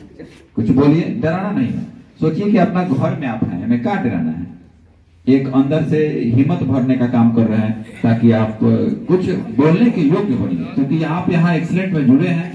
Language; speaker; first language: Hindi; native; Hindi